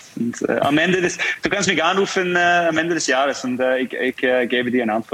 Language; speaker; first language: German; non-native, fluent; English